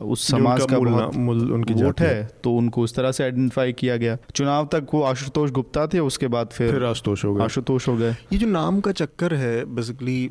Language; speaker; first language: Hindi; native; Hindi